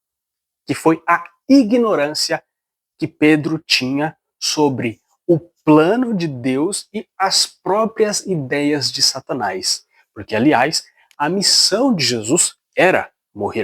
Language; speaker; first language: Portuguese; native; Portuguese